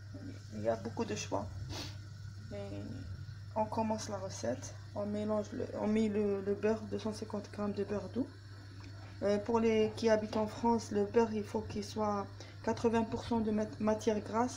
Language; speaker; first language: French; non-native, learner; Arabic